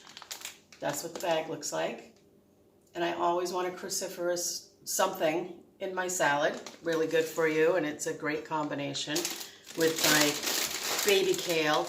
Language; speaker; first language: English; native; English